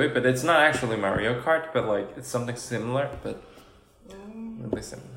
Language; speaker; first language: English; non-native, fluent; Korean